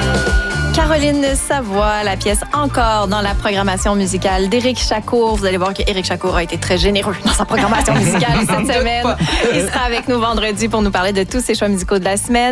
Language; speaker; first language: French; native; French